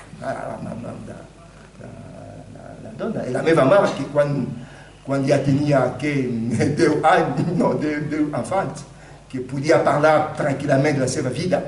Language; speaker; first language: Catalan; non-native, fluent; Lingala